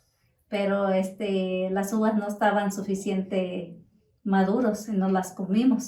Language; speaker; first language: Spanish; native; Spanish